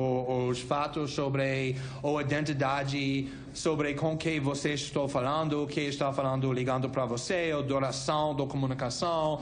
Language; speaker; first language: Portuguese; non-native, fluent; English